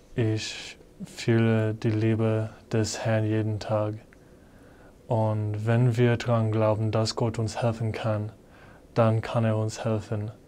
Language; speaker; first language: German; non-native, fluent; English